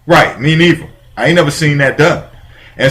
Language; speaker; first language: English; native; English